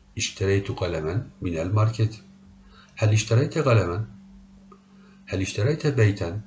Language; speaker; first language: Arabic; non-native, learner; Turkish